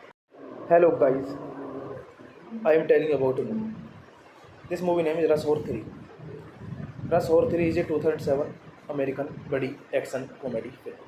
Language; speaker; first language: English; non-native, learner; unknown